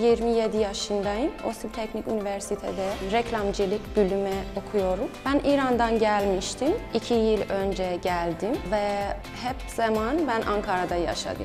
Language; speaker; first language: Turkish; non-native, learner; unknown